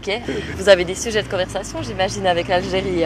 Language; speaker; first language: French; native; French